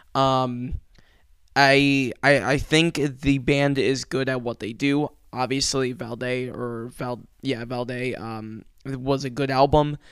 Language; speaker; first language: English; early bilingual, other home language; Spanish